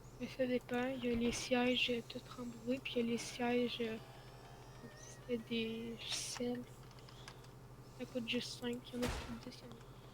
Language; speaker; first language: French; native; French